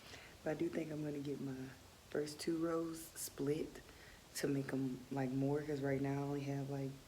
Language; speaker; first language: English; native; English